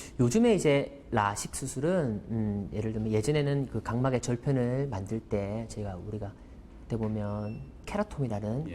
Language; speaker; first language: Korean; native; Korean